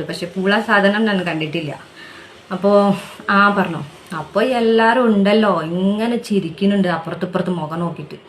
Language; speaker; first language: Malayalam; non-native, local second language; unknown